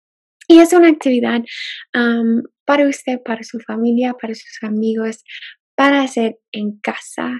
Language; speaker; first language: Spanish; non-native, fluent; English